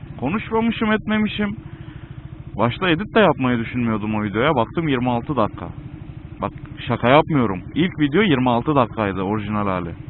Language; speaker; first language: Turkish; native; Turkish